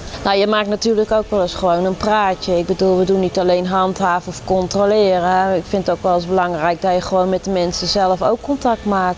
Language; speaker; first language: Dutch; native; Dutch